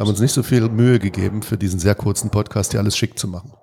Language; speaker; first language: German; native; German